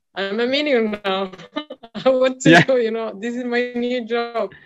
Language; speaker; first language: English; non-native, fluent; Spanish